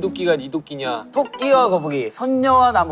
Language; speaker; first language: Korean; native; Korean